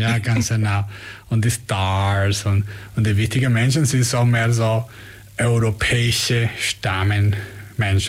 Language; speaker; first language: German; non-native, fluent; Spanish